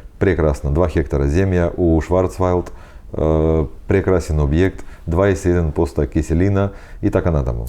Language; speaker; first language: Macedonian; non-native, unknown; Russian